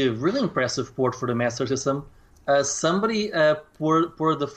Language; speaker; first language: English; non-native, fluent; Portuguese